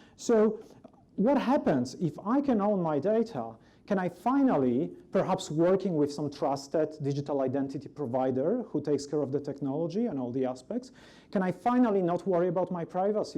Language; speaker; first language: English; non-native, fluent; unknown